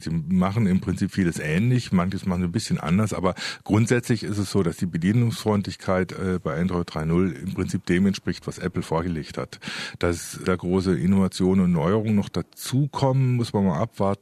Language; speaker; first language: German; native; German